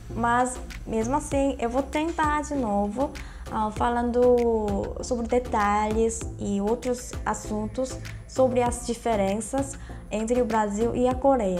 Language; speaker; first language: Portuguese; non-native, fluent; Korean